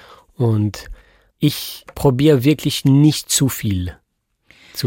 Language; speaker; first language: German; non-native, fluent; French